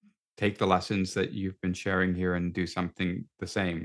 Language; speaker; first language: English; native; English